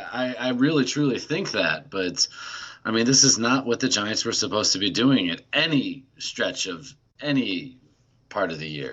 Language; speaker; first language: English; native; English